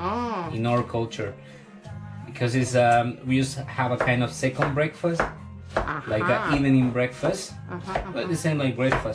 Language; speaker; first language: English; non-native, fluent; Spanish